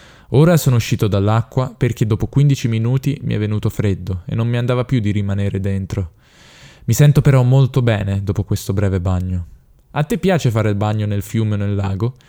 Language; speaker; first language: Italian; native; Italian